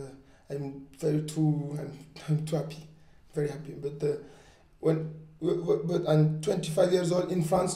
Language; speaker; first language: English; non-native, learner; French